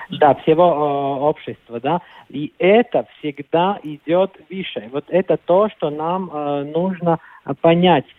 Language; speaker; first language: Russian; non-native, local second language; Latvian